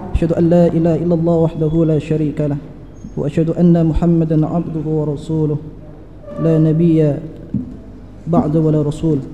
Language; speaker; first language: Arabic; non-native, fluent; Malay